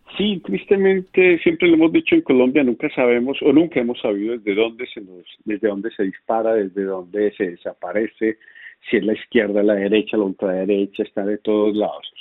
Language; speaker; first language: Spanish; native; Spanish